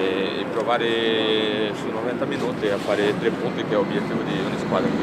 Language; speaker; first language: Italian; non-native, fluent; Portuguese